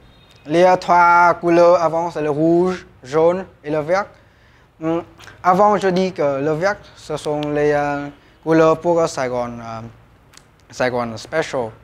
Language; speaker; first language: French; non-native, learner; Vietnamese